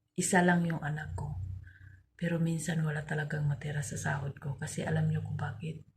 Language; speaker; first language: Filipino; non-native, local second language; Cebuano